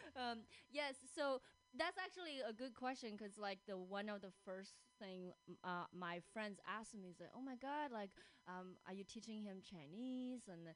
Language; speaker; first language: English; non-native, fluent; Chinese